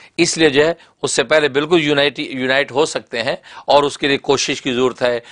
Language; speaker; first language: Urdu; non-native, local second language; Punjabi